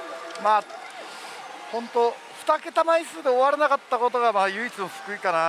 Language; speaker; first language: Japanese; native; Japanese